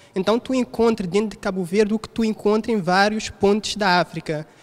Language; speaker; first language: Portuguese; non-native, local second language; Kabuverdianu